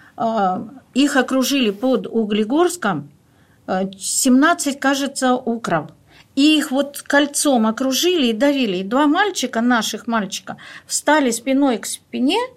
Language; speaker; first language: Russian; native; Russian